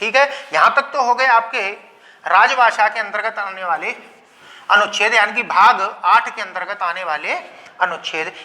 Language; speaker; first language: Hindi; native; Hindi